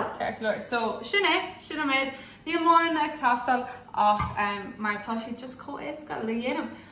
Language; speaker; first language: Irish; non-native, local second language; English